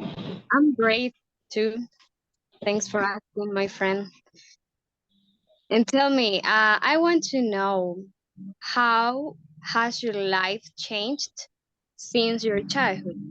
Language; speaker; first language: English; non-native, learner; Spanish